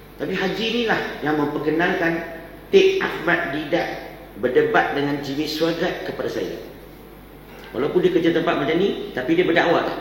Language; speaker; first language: Malay; non-native, local second language; Chinese